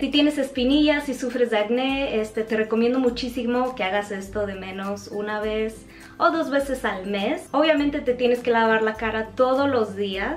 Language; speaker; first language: Spanish; native; Spanish